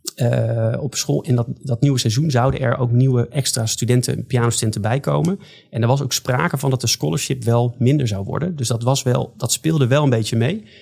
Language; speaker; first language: Dutch; native; Dutch